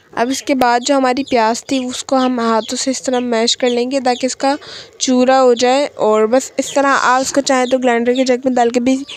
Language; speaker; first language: Urdu; native; Urdu